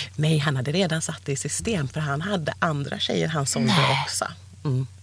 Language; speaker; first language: Swedish; native; Swedish